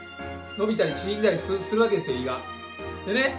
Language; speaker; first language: Japanese; native; Japanese